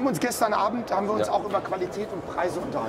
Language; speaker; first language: German; native; German